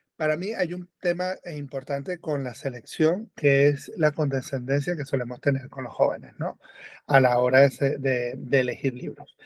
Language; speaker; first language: Spanish; native; Spanish